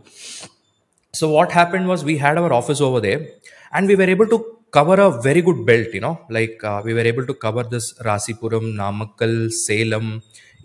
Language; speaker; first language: English; non-native, local second language; Tamil